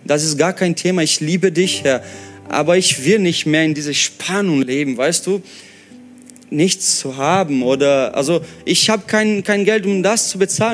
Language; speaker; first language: German; non-native, fluent; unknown